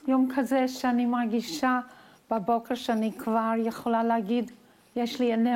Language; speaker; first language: Hebrew; non-native, fluent; English